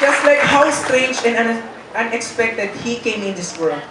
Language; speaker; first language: English; non-native, local second language; Filipino